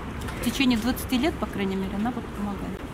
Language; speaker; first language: Russian; native; Russian